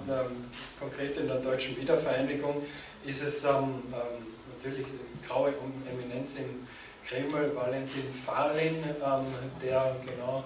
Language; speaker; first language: German; native; German